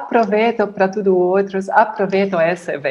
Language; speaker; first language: Portuguese; non-native, fluent; Dutch